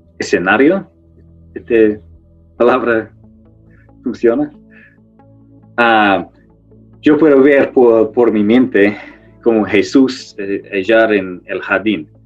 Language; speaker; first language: Spanish; non-native, fluent; English